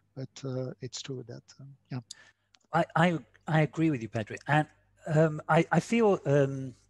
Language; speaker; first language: English; non-native, fluent; French